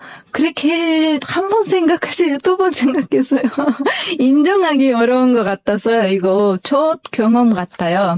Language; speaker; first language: Korean; non-native, learner; Kyrgyz